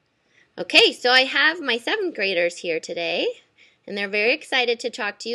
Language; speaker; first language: English; native; English